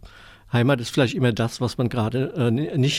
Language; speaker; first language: German; native; German